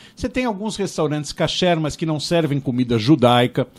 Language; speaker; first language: Portuguese; native; Portuguese